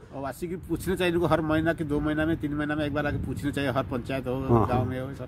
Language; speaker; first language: Hindi; non-native, local second language; Odia